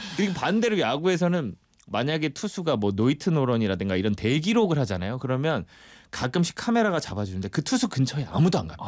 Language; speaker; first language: Korean; native; Korean